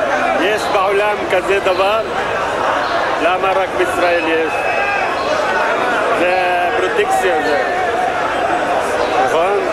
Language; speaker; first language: Hebrew; non-native, learner; Arabic